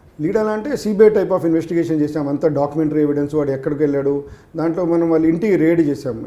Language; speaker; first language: Telugu; native; Telugu